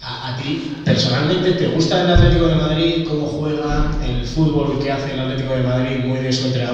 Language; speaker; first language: Spanish; native; Spanish